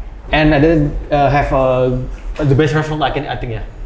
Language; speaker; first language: English; non-native, learner; Indonesian